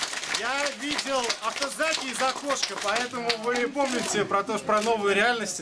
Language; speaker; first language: Russian; native; Russian